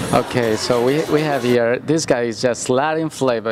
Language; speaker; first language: English; non-native, fluent; Spanish